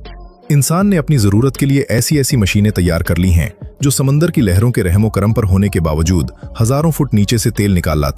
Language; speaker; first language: Urdu; native; Urdu